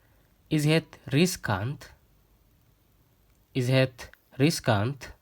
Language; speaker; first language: Dutch; non-native, fluent; Tigrinya